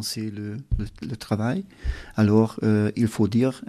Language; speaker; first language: French; non-native, learner; Hungarian